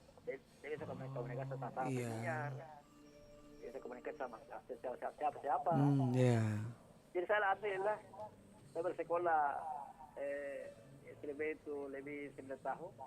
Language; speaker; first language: Indonesian; non-native, local second language; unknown